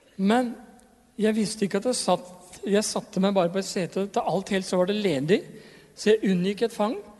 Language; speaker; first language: Norwegian; native; Norwegian